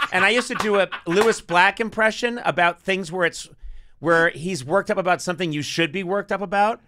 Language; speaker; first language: English; native; English